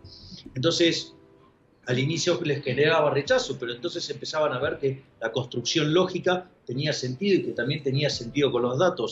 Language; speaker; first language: Spanish; native; Spanish